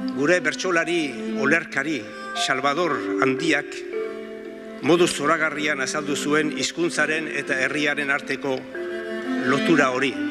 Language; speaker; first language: Basque; native; Basque